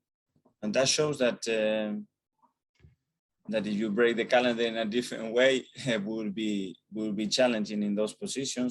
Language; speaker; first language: English; non-native, fluent; Spanish